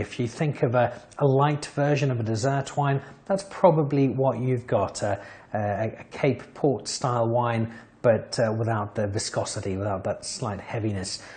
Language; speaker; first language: English; native; English